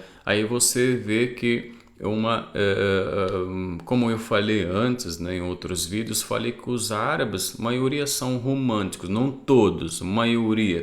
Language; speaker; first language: Portuguese; non-native, fluent; Arabic